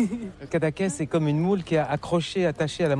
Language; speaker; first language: French; native; French